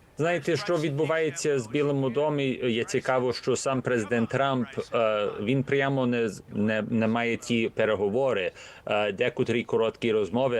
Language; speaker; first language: Ukrainian; early bilingual, heritage; Ukrainian